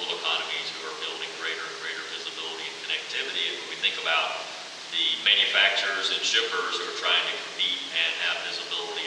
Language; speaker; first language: English; native; English